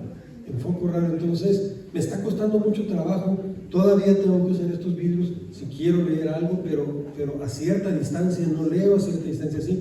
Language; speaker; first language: Spanish; native; Spanish